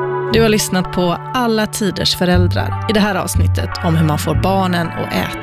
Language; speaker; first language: Swedish; native; Swedish